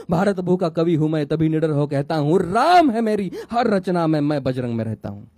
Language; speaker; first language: Hindi; non-native, local second language; Marathi